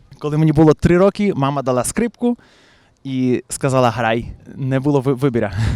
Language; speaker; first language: Ukrainian; early bilingual, heritage; Ukrainian